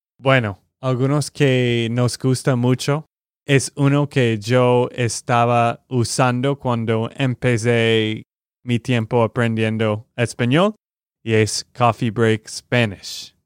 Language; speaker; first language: Spanish; non-native, learner; English